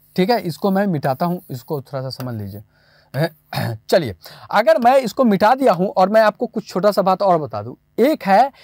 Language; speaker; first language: Hindi; native; Hindi